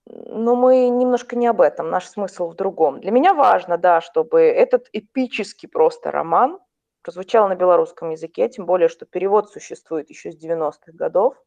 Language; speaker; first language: Russian; non-native, local second language; Belarusian